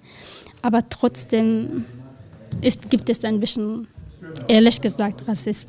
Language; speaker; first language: German; non-native, learner; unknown